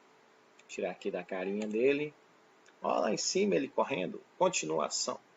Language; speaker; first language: Portuguese; native; Portuguese